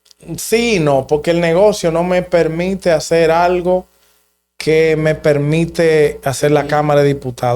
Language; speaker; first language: Spanish; native; Spanish